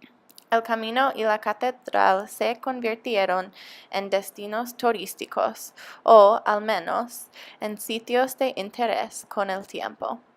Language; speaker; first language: Spanish; non-native, learner; English